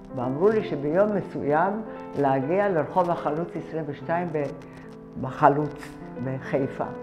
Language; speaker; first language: Hebrew; early bilingual, other home language; Arabic